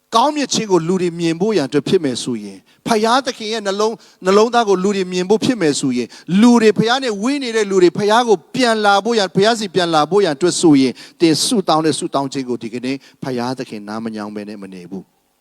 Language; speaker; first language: Burmese; non-native, local second language; Tedim Chin